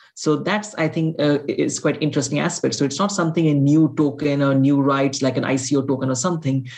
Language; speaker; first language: English; non-native, local second language; Bangla